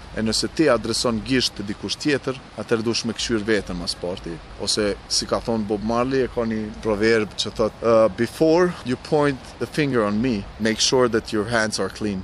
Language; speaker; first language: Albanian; non-native, local second language; Romany